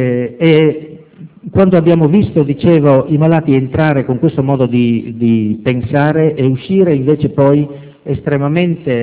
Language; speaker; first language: Italian; native; Italian